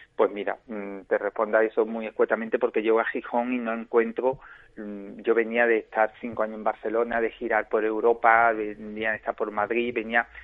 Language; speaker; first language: Spanish; native; Spanish